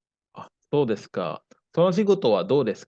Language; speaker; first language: Japanese; non-native, fluent; Indonesian